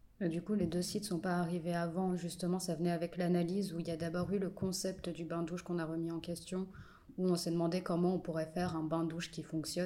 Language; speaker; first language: French; native; French